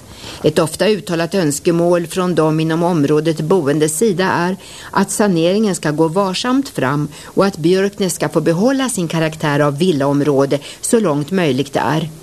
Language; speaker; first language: Swedish; native; Swedish